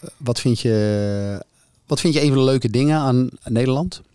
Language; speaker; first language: Dutch; native; Dutch